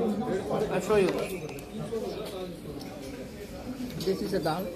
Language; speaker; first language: English; non-native, learner; Hindi